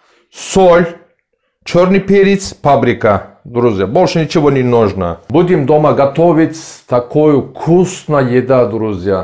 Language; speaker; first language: Russian; non-native, learner; Turkish